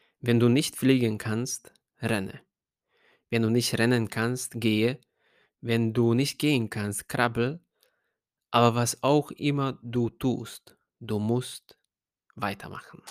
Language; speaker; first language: German; non-native, fluent; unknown